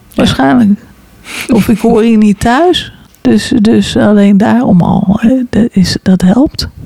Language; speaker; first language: Dutch; native; Dutch